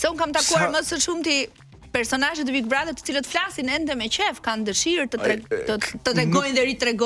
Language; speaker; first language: Albanian; native; Albanian